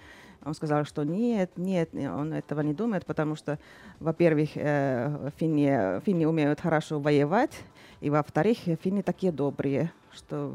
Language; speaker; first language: Russian; non-native, fluent; Finnish